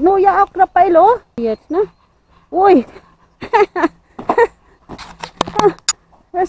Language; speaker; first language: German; non-native, learner; Filipino